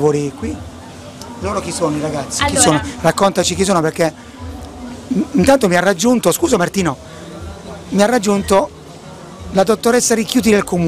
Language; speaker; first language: Italian; native; Italian